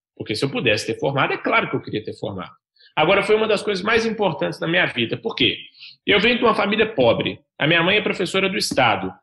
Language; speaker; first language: Portuguese; native; Portuguese